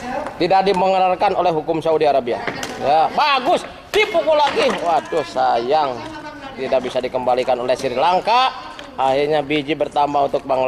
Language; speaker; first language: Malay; non-native, local second language; Javanese